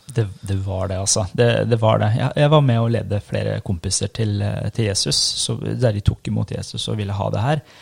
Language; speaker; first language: Norwegian; early bilingual, other home language; Persian